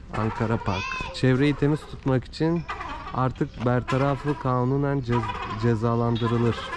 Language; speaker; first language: Turkish; native; Turkish